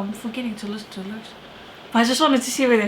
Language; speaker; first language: English; native; English